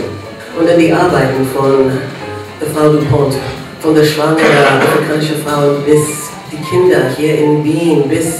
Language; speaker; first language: German; non-native, fluent; English